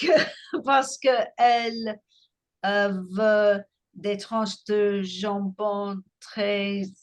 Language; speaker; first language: French; non-native, learner; English